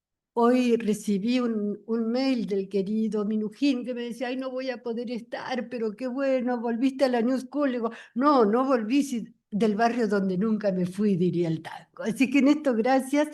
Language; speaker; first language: Spanish; native; Spanish